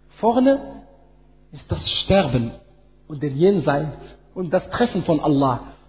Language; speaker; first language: German; non-native, fluent; Arabic